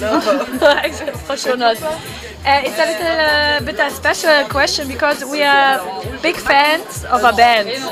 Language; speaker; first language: English; non-native, learner; German